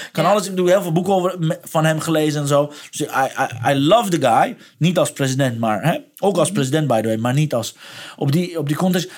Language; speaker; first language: Dutch; non-native, fluent; Persian